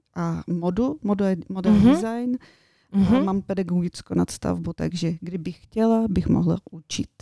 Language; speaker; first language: Czech; non-native, fluent; Bulgarian